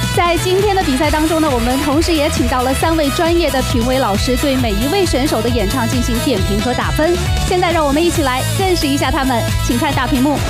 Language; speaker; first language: Chinese; native; Chinese